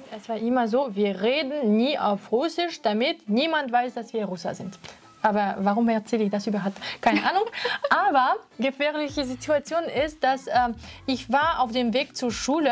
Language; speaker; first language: German; non-native, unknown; Russian